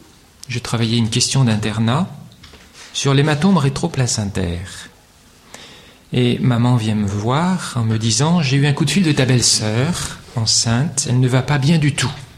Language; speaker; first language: French; native; French